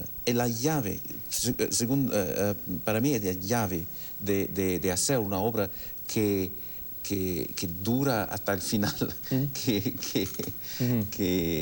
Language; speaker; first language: Spanish; non-native, fluent; English